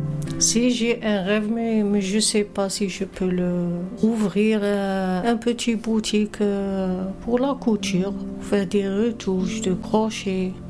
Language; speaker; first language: French; non-native, learner; Arabic